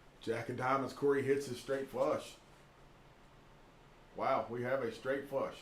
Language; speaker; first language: English; native; English